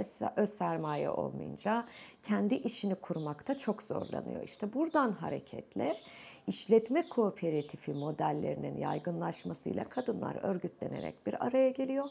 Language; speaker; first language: Turkish; native; Turkish